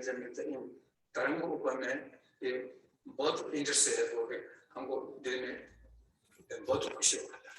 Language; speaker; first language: Hindi; non-native, learner; Tibetan